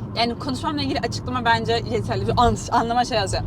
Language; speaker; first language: Turkish; native; Turkish